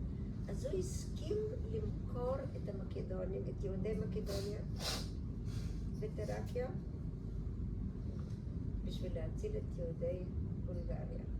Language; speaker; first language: Hebrew; early bilingual, other home language; Bulgarian